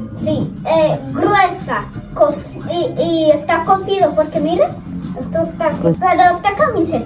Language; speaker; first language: Spanish; early bilingual, heritage; Spanish